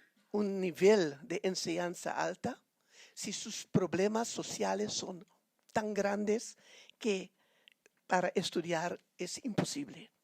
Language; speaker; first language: Spanish; non-native, fluent; Papiamento